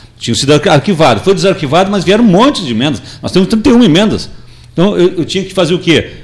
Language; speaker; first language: Portuguese; native; Portuguese